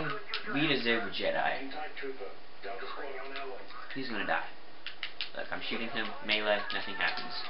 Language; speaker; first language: English; native; English